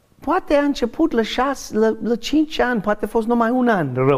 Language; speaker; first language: Romanian; non-native, learner; English